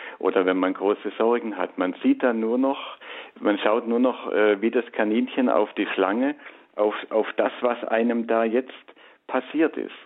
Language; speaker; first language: German; native; German